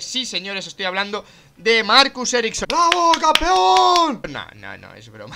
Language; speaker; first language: Spanish; native; Spanish